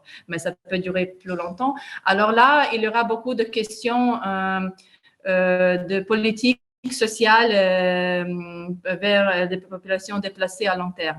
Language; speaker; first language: French; non-native, fluent; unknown